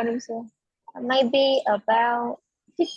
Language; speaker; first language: English; non-native, learner; Vietnamese